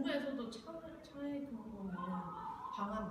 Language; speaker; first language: Korean; non-native, learner; Chinese